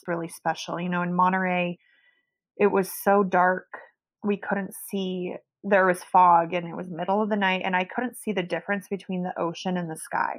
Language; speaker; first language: English; native; English